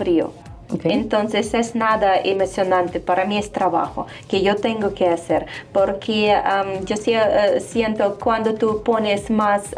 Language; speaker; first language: Spanish; non-native, fluent; Russian